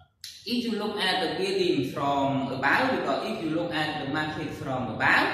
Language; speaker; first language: English; non-native, learner; Khmer